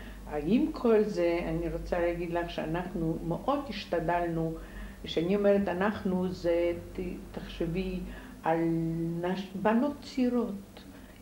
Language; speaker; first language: Hebrew; non-native, fluent; Polish